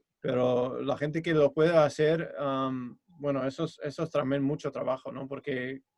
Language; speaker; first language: Spanish; non-native, fluent; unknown